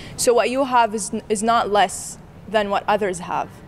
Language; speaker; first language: English; non-native, fluent; Kurdish